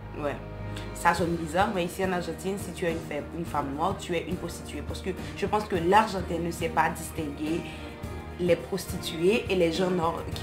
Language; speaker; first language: French; non-native, local second language; Haitian Creole